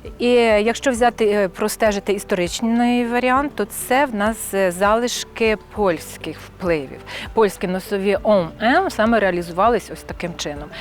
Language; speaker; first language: Ukrainian; native; Ukrainian